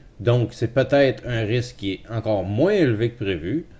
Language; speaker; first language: French; native; French